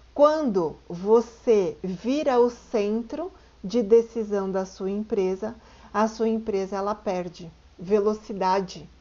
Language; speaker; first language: Portuguese; native; Portuguese